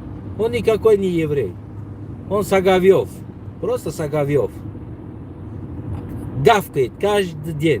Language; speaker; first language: Russian; non-native, local second language; Tajik